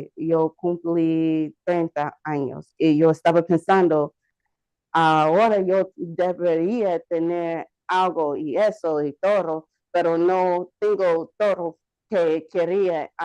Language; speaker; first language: Spanish; non-native, learner; English